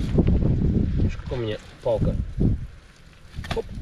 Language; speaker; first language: Russian; native; Russian